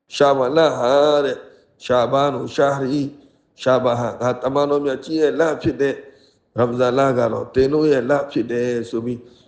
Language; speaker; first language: Burmese; non-native, local second language; Rohingya